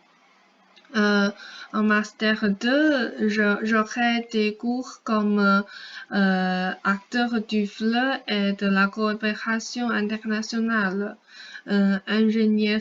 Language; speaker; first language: French; non-native, fluent; Chinese